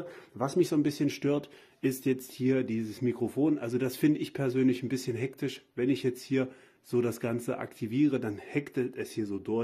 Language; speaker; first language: German; native; German